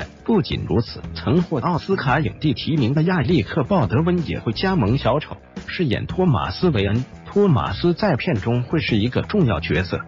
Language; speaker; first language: Chinese; native; Chinese